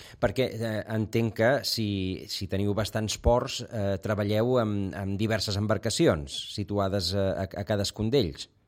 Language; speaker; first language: Catalan; native; Catalan